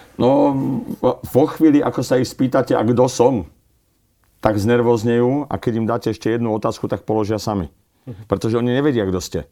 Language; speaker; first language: Slovak; native; Slovak